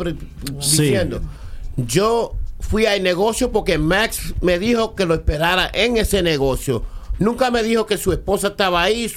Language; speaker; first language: Spanish; early bilingual, heritage; Spanish